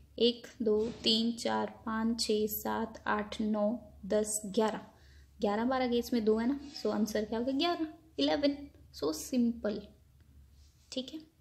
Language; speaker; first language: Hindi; non-native, local second language; Punjabi